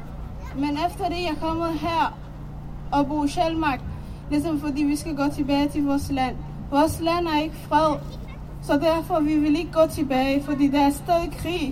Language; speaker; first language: Danish; non-native, learner; Somali